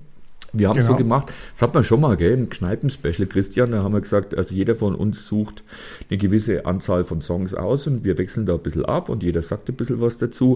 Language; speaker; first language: German; native; German